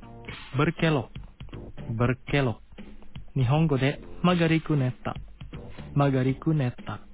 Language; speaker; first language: Japanese; non-native, fluent; Indonesian